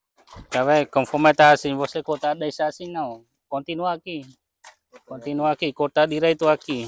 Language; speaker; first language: Portuguese; non-native, learner; Vietnamese